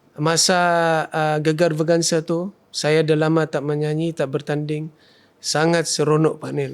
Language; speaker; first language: Malay; non-native, fluent; Thai